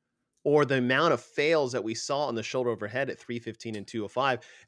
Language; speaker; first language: English; native; English